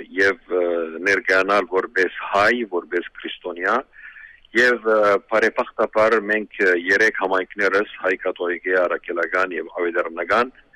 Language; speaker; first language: Armenian; early bilingual, heritage; Armenian